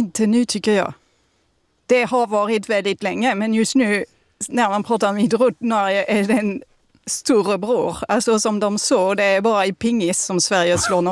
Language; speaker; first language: Swedish; non-native, fluent; French